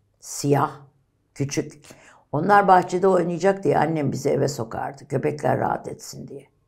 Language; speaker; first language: Turkish; native; Turkish